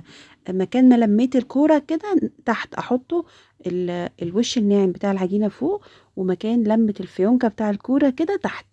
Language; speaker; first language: Arabic; native; Arabic